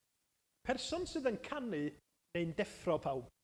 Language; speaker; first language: Welsh; native; Welsh